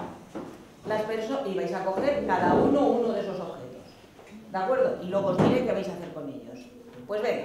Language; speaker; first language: Spanish; native; Spanish